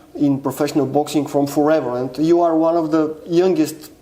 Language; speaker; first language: English; non-native, fluent; Bulgarian